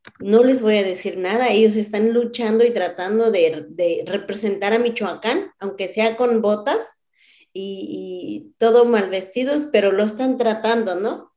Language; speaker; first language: Spanish; non-native, local second language; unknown